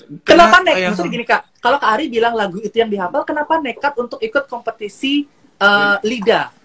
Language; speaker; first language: Indonesian; native; Indonesian